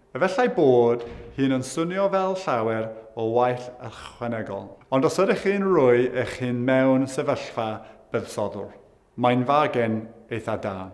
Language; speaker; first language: Welsh; non-native, local second language; English